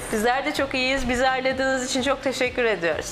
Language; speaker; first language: Turkish; native; Turkish